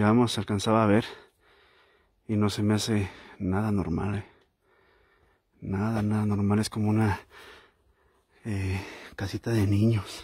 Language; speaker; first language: Spanish; native; Spanish